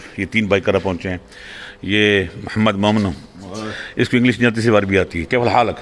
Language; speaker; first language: Urdu; non-native, local second language; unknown